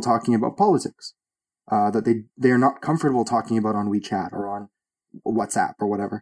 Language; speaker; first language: English; native; English